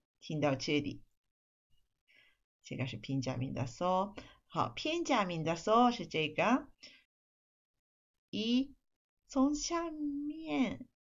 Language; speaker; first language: Chinese; non-native, fluent; Japanese